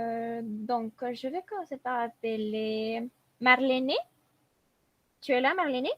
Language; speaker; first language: French; non-native, fluent; Spanish